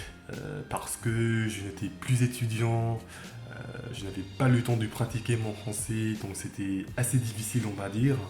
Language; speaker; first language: French; non-native, fluent; English